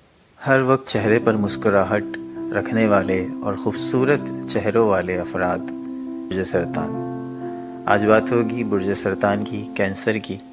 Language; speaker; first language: Urdu; native; Urdu